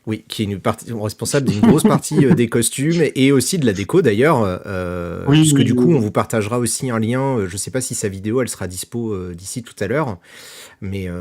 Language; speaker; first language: French; native; French